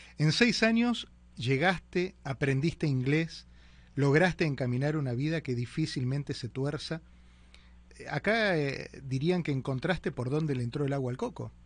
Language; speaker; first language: Spanish; native; Spanish